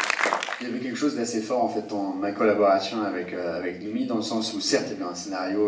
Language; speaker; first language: French; native; French